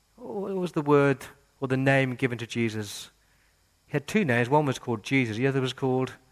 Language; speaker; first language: English; native; English